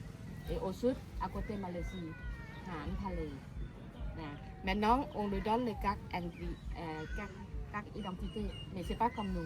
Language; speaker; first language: French; non-native, learner; Thai